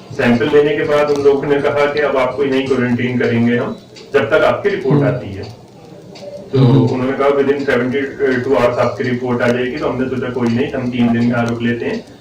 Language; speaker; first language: Hindi; native; Hindi